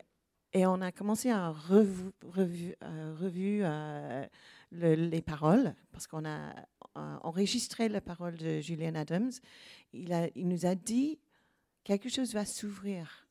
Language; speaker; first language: French; non-native, learner; English